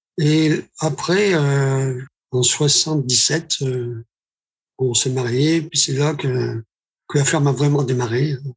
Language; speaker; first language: French; native; French